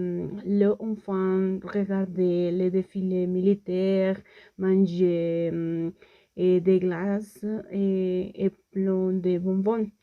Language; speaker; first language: French; non-native, learner; Spanish